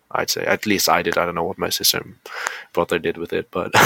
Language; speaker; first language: English; early bilingual, heritage; Dutch